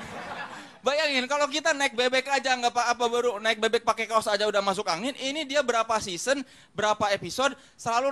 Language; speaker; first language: Indonesian; native; Indonesian